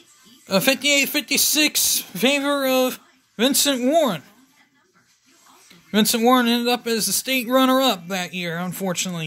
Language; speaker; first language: English; native; English